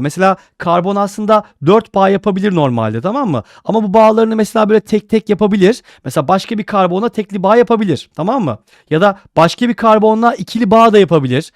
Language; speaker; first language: Turkish; native; Turkish